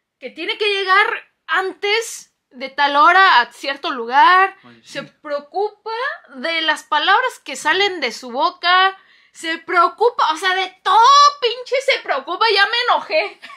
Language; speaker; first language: Spanish; non-native, fluent; Korean